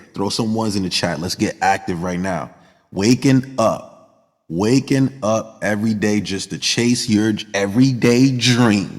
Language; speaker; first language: English; native; English